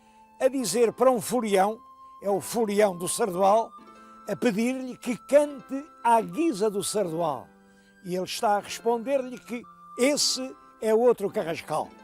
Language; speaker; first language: Portuguese; native; Portuguese